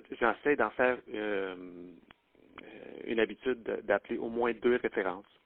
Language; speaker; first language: French; native; French